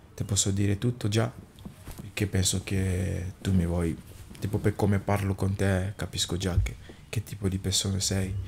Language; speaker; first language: Italian; non-native, fluent; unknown